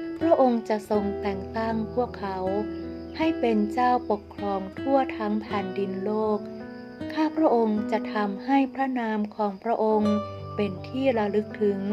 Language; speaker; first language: Thai; native; Thai